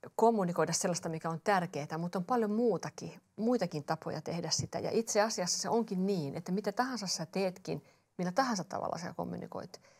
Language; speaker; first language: Finnish; native; Finnish